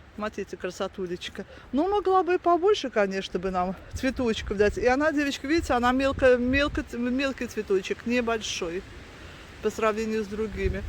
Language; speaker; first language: Russian; native; Russian